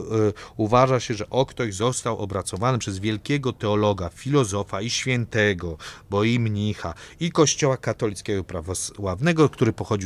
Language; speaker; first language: Polish; native; Polish